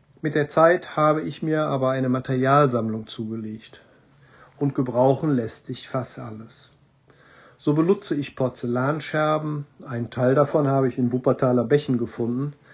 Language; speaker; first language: German; native; German